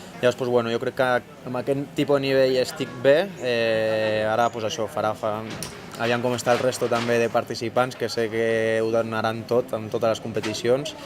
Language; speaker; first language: Catalan; non-native, local second language; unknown